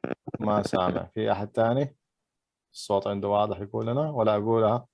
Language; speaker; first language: Arabic; native; Arabic